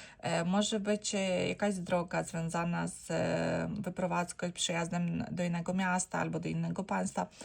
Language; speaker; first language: Polish; non-native, learner; Ukrainian